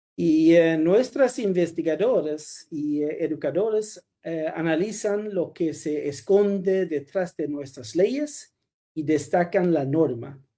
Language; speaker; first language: Spanish; non-native, fluent; Swedish